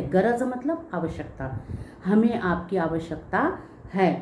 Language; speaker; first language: Hindi; non-native, local second language; Marathi